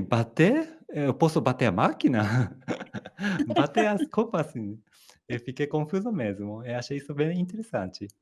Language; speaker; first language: Portuguese; non-native, fluent; Japanese